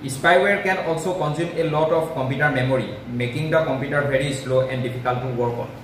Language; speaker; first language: English; non-native, local second language; Assamese